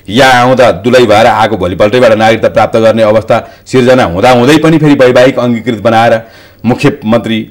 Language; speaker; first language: Nepali; native; Nepali